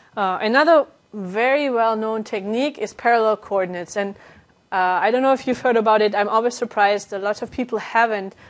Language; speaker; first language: English; non-native, fluent; German